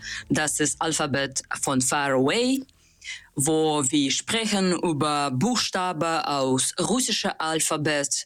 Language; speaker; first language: German; non-native, learner; Russian